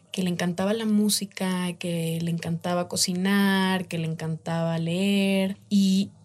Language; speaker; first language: Spanish; native; Spanish